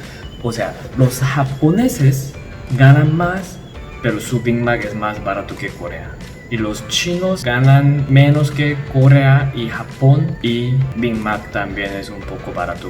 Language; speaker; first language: Spanish; non-native, learner; Korean